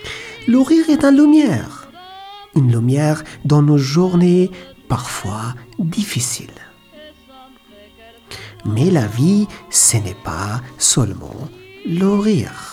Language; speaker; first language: French; non-native, learner; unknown